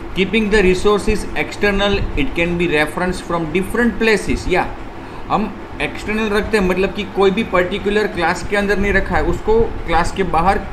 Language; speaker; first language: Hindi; non-native, local second language; Gujarati